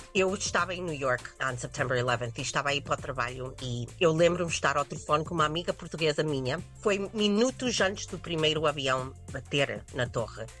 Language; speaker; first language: Portuguese; early bilingual, heritage; English